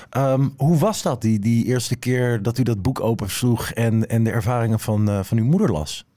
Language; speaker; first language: Dutch; native; Dutch